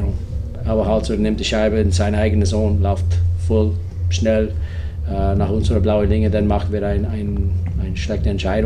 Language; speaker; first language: German; non-native, fluent; English